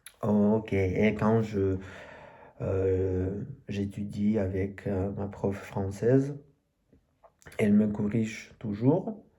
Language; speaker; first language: French; non-native, learner; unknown